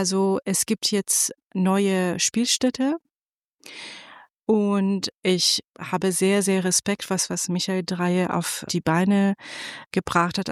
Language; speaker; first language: German; non-native, fluent; Persian